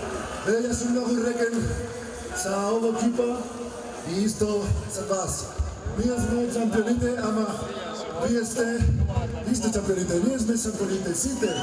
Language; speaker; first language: Macedonian; non-native, learner; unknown